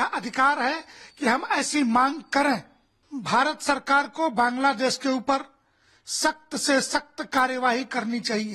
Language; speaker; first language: Hindi; native; Hindi